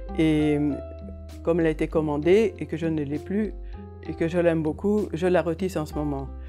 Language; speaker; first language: French; non-native, fluent; Hungarian